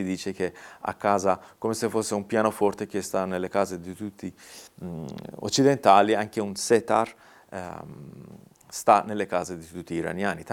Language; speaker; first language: Italian; non-native, fluent; Persian